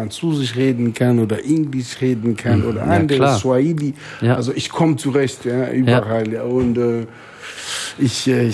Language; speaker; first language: German; non-native, fluent; Swahili